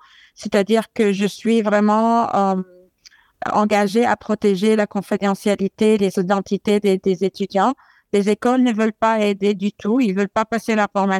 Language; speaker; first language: French; non-native, fluent; Arabic